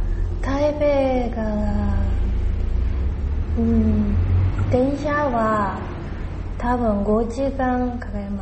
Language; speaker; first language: Japanese; non-native, learner; Chinese